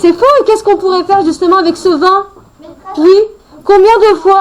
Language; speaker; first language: French; native; French